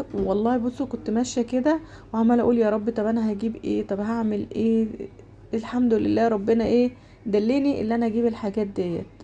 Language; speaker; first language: Arabic; native; Arabic